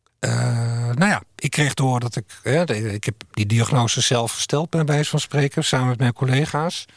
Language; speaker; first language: Dutch; native; Dutch